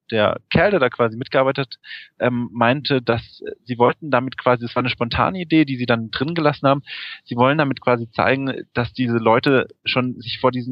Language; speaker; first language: German; native; German